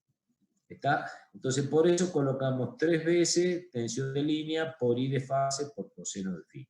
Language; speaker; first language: Spanish; native; Spanish